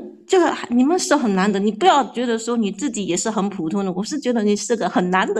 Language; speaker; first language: Chinese; native; Chinese